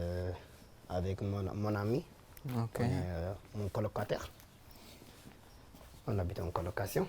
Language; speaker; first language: French; non-native, fluent; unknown